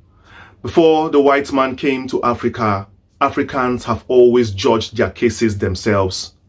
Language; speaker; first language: English; non-native, local second language; Igbo